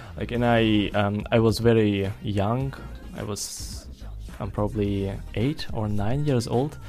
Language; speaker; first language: English; non-native, fluent; Russian